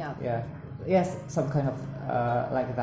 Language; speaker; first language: English; non-native, learner; Indonesian